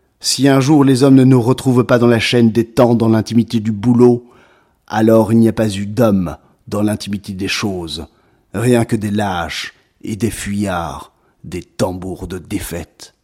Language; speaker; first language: French; native; French